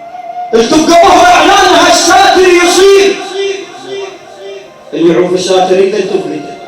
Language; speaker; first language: Arabic; native; Arabic